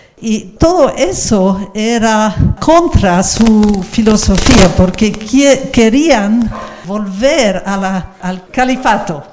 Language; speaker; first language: Spanish; non-native, fluent; English